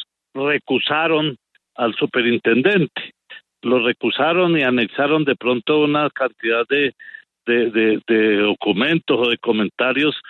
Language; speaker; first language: Spanish; native; Spanish